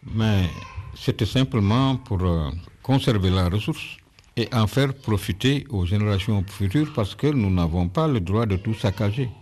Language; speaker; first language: French; non-native, local second language; Wolof